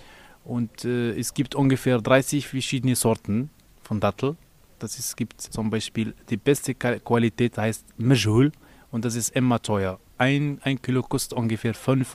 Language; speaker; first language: German; non-native, learner; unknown